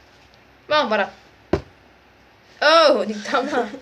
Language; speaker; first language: French; native; French